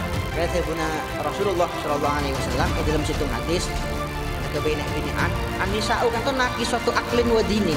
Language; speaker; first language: Indonesian; non-native, local second language; Madurese